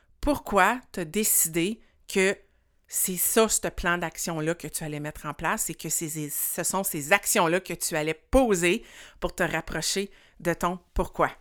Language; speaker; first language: French; native; French